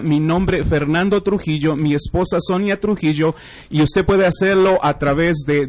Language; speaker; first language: Spanish; native; Spanish